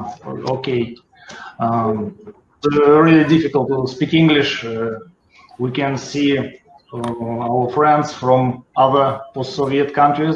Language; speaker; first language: English; non-native, learner; Russian